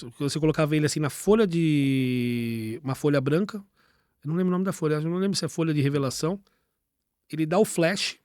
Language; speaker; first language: Portuguese; native; Portuguese